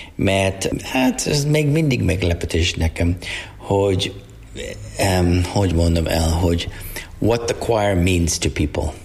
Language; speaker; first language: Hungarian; non-native, learner; English